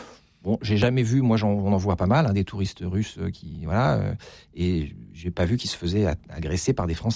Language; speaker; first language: French; native; French